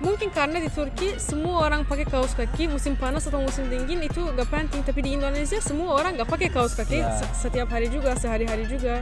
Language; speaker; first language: Indonesian; non-native, fluent; Turkish